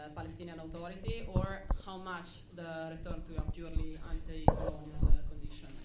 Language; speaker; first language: English; non-native, fluent; Italian